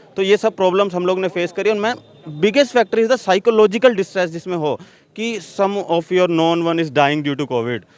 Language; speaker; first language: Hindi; native; Hindi